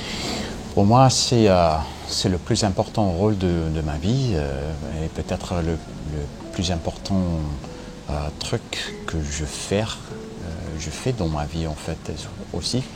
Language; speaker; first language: French; non-native, learner; English